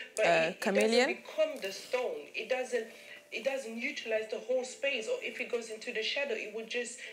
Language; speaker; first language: English; early bilingual, other home language; German